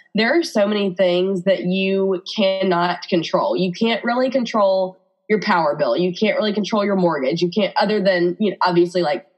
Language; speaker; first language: English; native; English